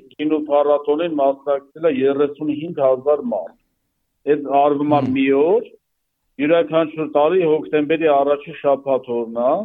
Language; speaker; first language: Armenian; native; Armenian